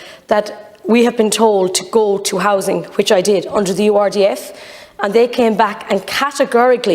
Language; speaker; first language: English; native; English